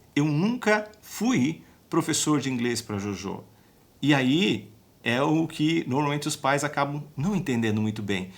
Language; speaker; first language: Portuguese; native; Portuguese